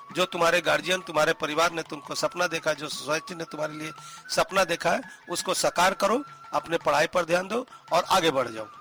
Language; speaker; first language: Hindi; native; Hindi